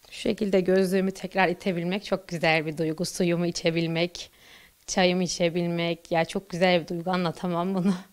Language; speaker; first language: Turkish; native; Turkish